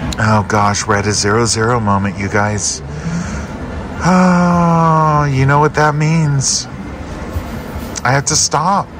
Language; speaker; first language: English; native; English